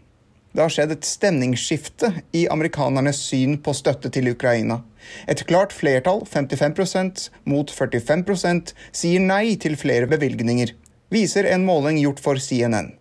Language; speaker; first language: Norwegian; native; Norwegian